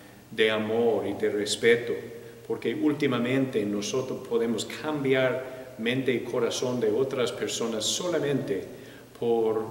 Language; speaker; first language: Spanish; non-native, fluent; English